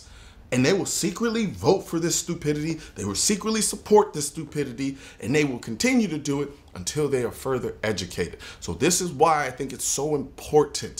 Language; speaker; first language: English; native; English